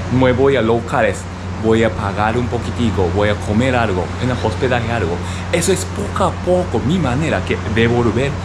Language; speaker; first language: Spanish; non-native, learner; Japanese